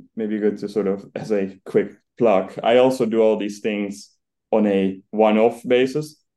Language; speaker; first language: English; non-native, fluent; Dutch